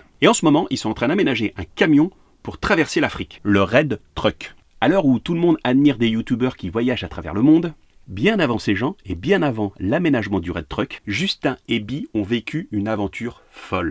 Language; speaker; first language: French; native; French